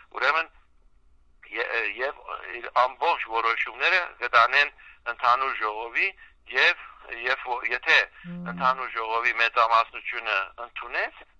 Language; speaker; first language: Armenian; early bilingual, heritage; Armenian